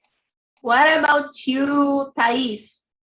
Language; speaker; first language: English; non-native, learner; Portuguese